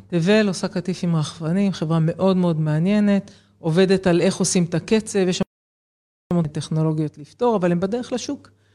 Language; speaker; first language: Hebrew; native; Hebrew